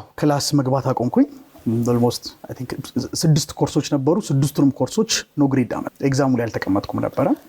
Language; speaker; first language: Amharic; native; Amharic